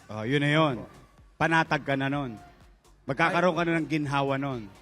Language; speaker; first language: Filipino; native; Filipino